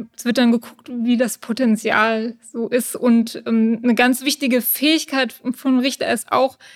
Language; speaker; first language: German; native; German